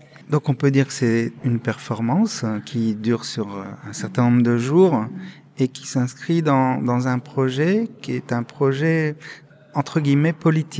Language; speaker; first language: French; native; French